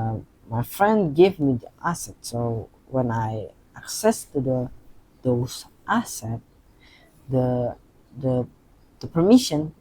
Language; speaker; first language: English; non-native, learner; Indonesian